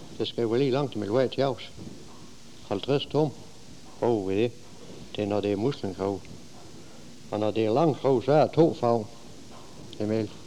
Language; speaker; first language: Danish; native; Danish